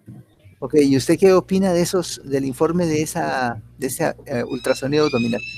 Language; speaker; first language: Spanish; native; Spanish